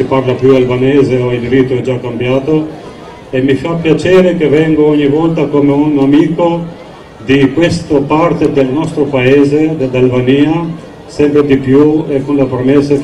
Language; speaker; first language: Italian; non-native, fluent; Albanian